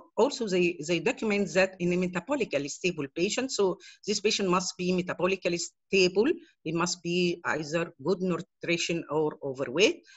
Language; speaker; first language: English; non-native, fluent; Arabic